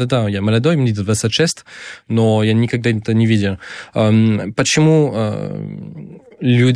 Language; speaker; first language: Russian; non-native, learner; French